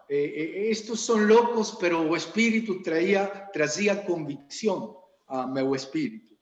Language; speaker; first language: Portuguese; non-native, learner; Spanish